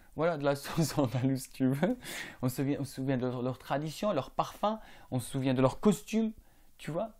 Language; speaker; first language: French; non-native, local second language; Arabic